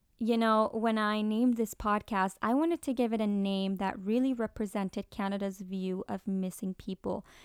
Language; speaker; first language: English; early bilingual, other home language; Spanish